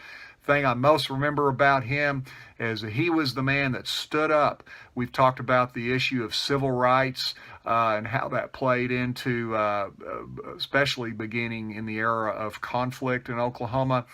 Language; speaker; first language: English; native; English